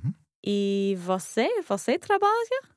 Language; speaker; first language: Portuguese; non-native, learner; English